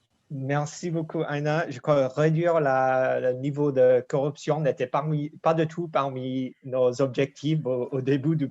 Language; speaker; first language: French; non-native, fluent; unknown